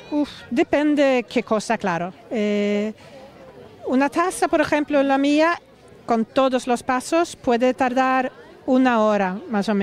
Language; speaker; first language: Spanish; non-native, fluent; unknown